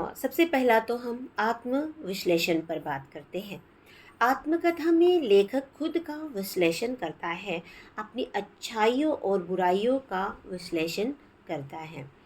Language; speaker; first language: Hindi; non-native, local second language; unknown